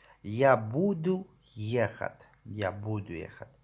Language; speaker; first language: Russian; non-native, learner; Tajik